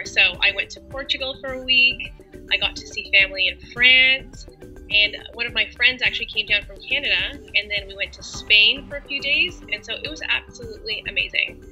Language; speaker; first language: English; native; English